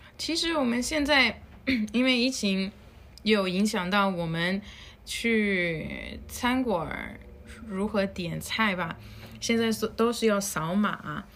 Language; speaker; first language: Chinese; non-native, fluent; Spanish